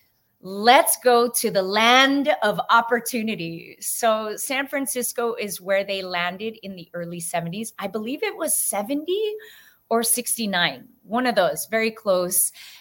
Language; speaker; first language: English; native; English